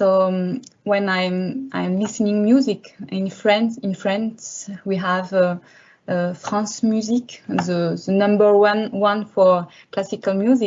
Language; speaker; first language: English; non-native, learner; French